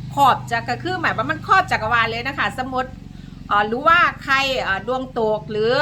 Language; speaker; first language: Thai; native; Thai